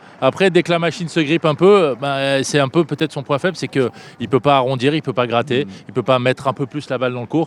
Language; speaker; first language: French; native; French